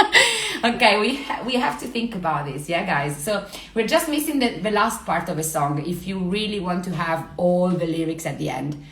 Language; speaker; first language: English; non-native, fluent; Italian